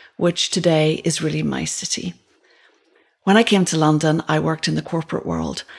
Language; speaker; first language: English; native; English